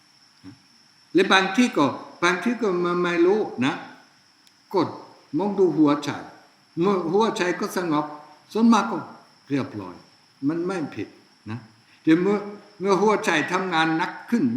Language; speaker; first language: Thai; non-native, fluent; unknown